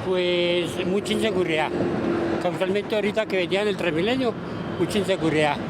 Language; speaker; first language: Spanish; native; Spanish